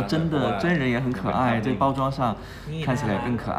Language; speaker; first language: Chinese; non-native, fluent; Thai